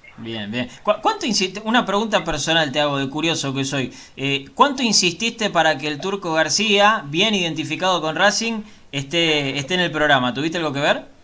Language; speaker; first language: Spanish; native; Spanish